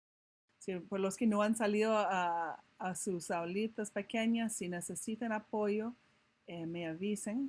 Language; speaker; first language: Spanish; non-native, fluent; English